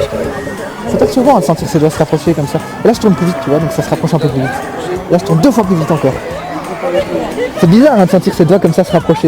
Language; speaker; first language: French; native; French